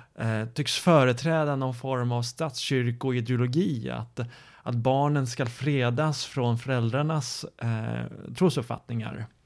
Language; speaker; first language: Swedish; native; Swedish